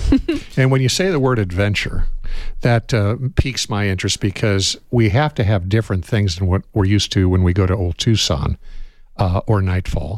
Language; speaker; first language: English; native; English